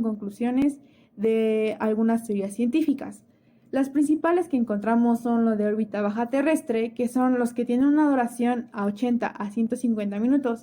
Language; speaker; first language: Spanish; native; Spanish